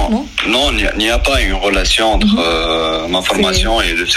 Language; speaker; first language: French; non-native, learner; Arabic